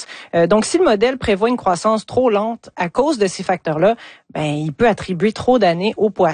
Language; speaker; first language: French; native; French